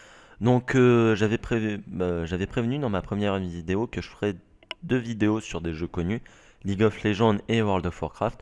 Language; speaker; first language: French; native; French